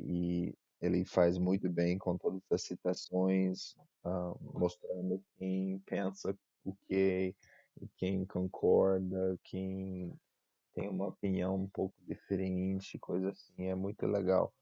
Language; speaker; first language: Portuguese; non-native, fluent; English